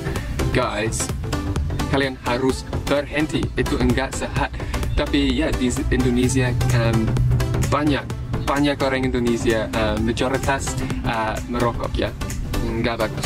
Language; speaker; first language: Indonesian; non-native, learner; English